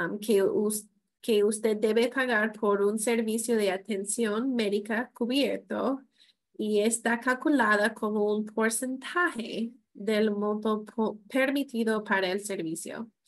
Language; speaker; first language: Spanish; non-native, fluent; English